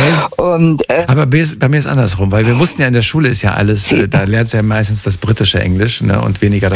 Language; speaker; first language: German; native; German